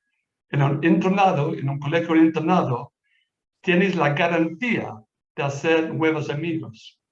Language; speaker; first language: Spanish; non-native, fluent; English